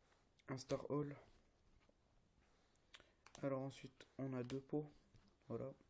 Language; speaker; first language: French; native; French